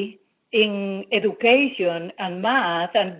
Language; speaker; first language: English; non-native, fluent; Spanish